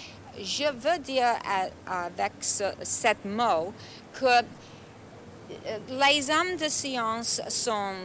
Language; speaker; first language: French; non-native, learner; English